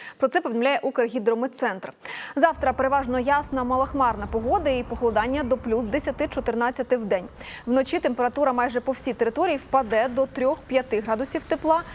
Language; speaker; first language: Ukrainian; native; Ukrainian